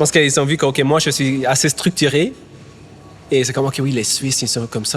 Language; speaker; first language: French; non-native, fluent; German